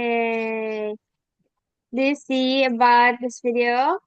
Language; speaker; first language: English; non-native, learner; Indonesian